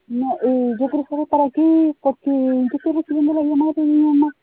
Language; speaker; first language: Spanish; native; Spanish